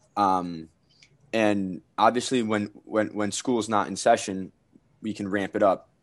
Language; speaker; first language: English; native; English